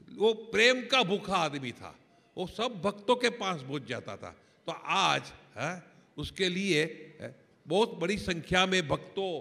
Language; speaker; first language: Hindi; non-native, local second language; Gujarati